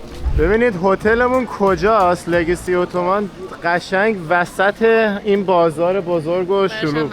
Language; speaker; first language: Persian; native; Persian